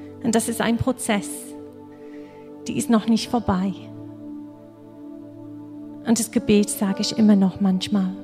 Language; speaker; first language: German; non-native, fluent; English